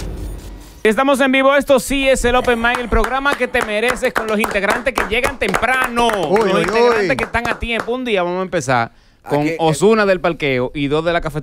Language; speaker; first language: Spanish; native; Spanish